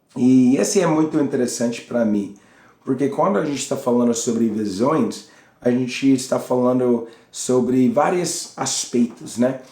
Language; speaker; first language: Portuguese; non-native, learner; English